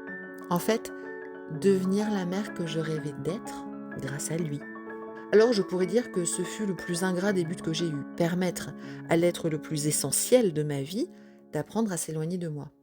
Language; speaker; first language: French; native; French